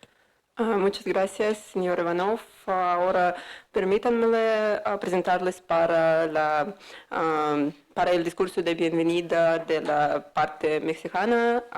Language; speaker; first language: Spanish; non-native, fluent; Russian